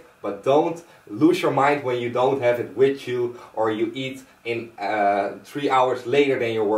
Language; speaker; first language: English; non-native, fluent; Dutch